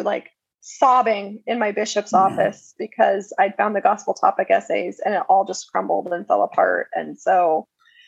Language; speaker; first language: English; native; English